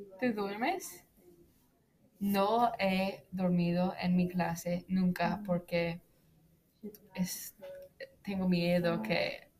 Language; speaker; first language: Spanish; non-native, learner; English